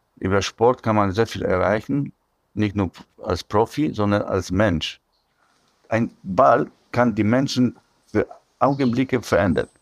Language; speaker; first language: German; non-native, fluent; Polish